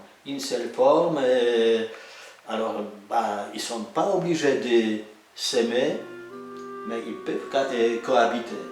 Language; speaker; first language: French; non-native, fluent; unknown